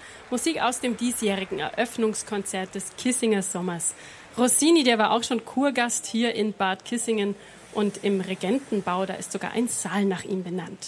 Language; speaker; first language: German; native; German